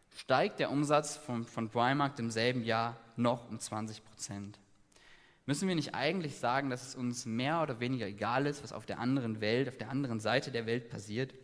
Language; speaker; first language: German; native; German